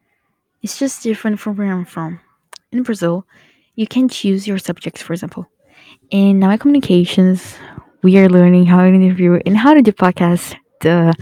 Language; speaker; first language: English; early bilingual, other home language; Portuguese